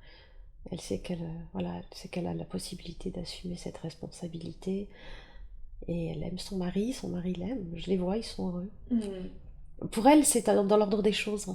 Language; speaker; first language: French; native; French